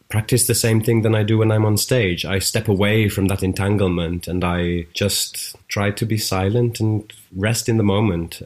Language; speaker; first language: English; native; English